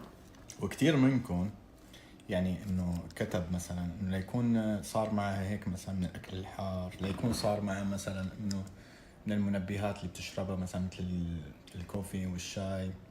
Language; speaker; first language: Arabic; native; Arabic